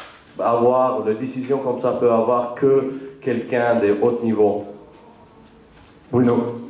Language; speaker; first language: French; non-native, learner; Azerbaijani